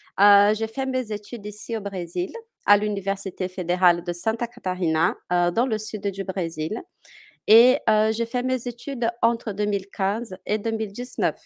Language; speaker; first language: French; non-native, fluent; Portuguese